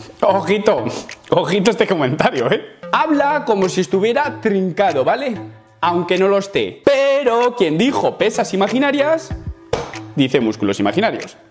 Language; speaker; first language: Spanish; native; Spanish